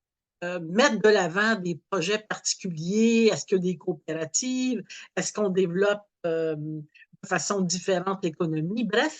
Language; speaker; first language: French; native; French